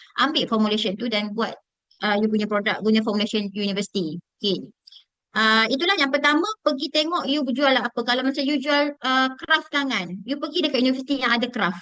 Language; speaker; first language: Malay; native; Malay